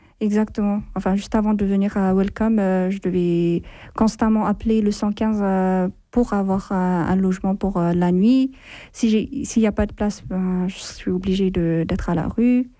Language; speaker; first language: French; non-native, fluent; Amharic